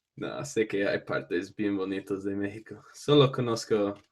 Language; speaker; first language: Spanish; non-native, learner; English